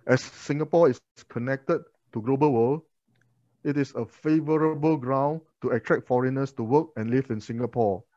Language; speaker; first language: English; non-native, local second language; Chinese